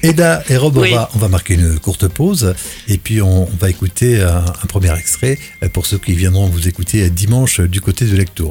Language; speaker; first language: French; native; French